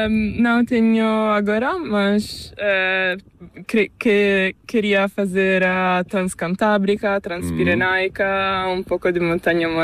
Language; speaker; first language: Spanish; non-native, learner; Italian